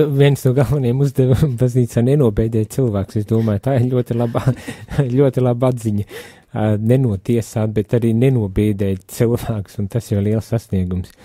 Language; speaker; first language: Latvian; native; Latvian